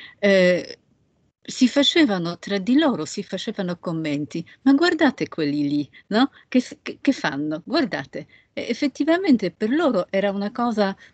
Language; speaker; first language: Italian; non-native, fluent; Polish